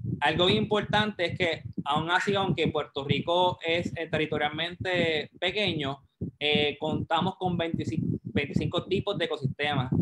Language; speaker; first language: Spanish; native; Spanish